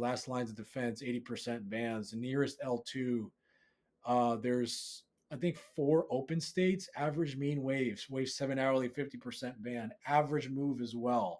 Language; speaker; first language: English; native; English